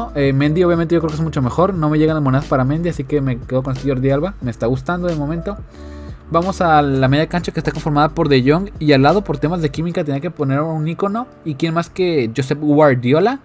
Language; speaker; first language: Spanish; native; Spanish